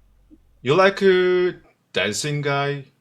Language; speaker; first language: English; non-native, learner; Korean